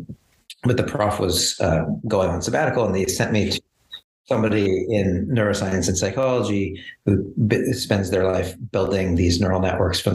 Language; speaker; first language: English; native; English